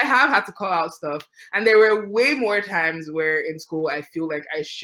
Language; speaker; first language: English; non-native, local second language; Yoruba